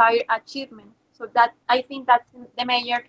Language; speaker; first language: English; non-native, learner; Spanish